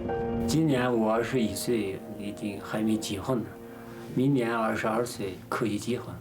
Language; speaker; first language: Chinese; non-native, local second language; Kyrgyz